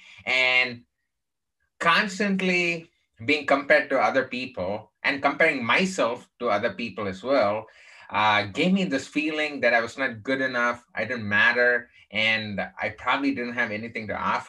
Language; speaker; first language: English; non-native, local second language; Tamil